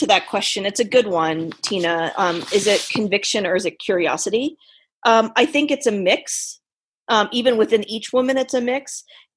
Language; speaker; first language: English; native; English